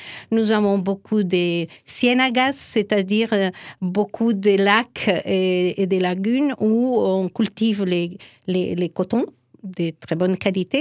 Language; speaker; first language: French; non-native, fluent; Spanish